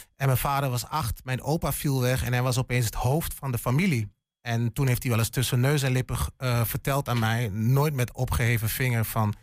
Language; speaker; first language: Dutch; native; Dutch